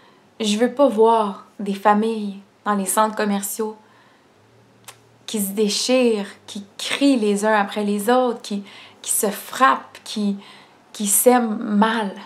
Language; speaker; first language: French; native; French